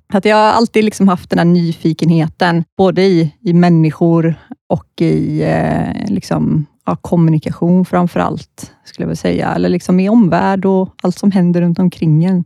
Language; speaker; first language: Swedish; native; Swedish